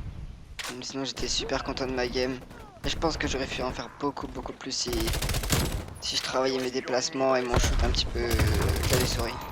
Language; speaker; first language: French; native; French